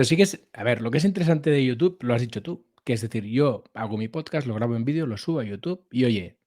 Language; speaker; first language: Spanish; native; Spanish